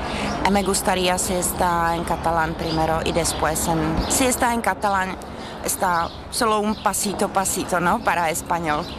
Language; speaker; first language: Spanish; non-native, fluent; Czech